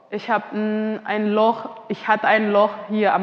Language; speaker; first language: German; non-native, fluent; Indonesian